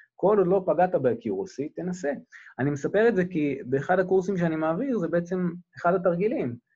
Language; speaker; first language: Hebrew; native; Hebrew